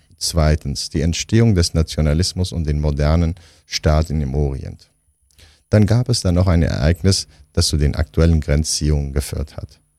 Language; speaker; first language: German; non-native, fluent; Kurdish